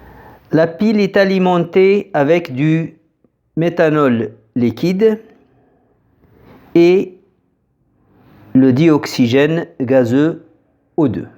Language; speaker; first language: French; non-native, local second language; Arabic